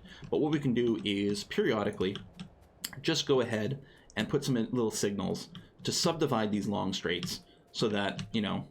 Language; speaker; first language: English; native; English